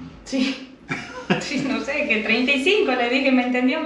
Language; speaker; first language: Spanish; native; Spanish